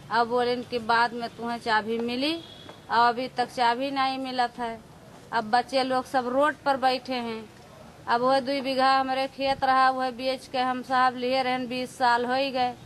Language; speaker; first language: Hindi; native; Hindi